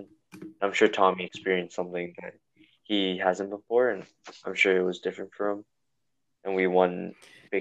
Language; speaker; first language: English; native; English